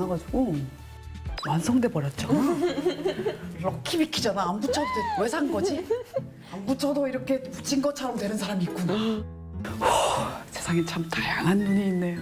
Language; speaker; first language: Korean; native; Korean